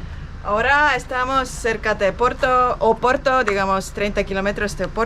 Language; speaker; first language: Spanish; non-native, fluent; Estonian